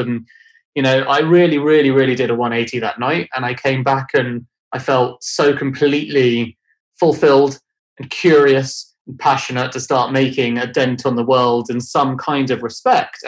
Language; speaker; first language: English; native; English